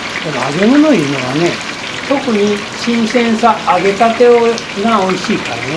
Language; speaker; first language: Japanese; native; Japanese